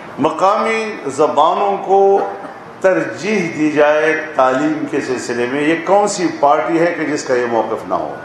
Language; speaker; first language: Urdu; non-native, local second language; Pashto